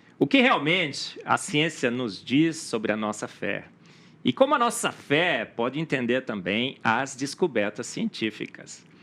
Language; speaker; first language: Portuguese; native; Portuguese